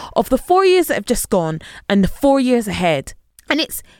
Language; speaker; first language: English; native; English